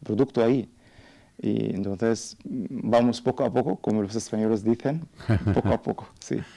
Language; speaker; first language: Spanish; non-native, learner; Arabic